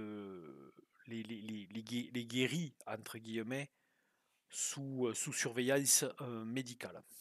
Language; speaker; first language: French; native; French